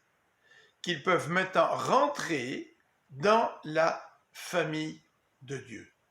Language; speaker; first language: French; native; French